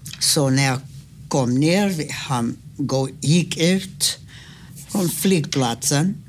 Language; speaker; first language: Swedish; non-native, fluent; English